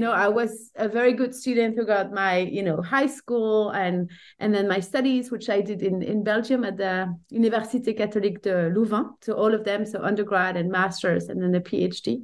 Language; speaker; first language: English; non-native, fluent; French